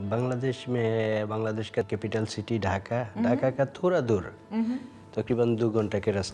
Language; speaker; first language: Hindi; non-native, learner; Bangla